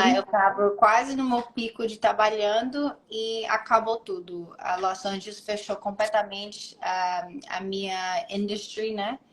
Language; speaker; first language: Portuguese; early bilingual, heritage; English